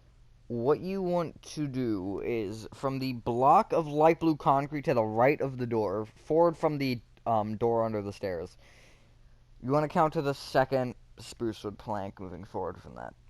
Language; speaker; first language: English; native; English